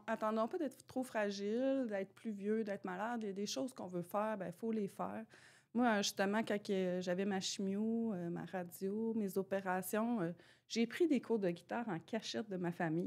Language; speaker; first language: French; native; French